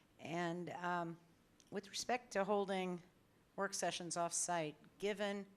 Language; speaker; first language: English; native; English